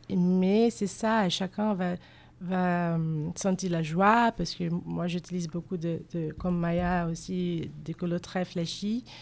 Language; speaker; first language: French; non-native, fluent; Portuguese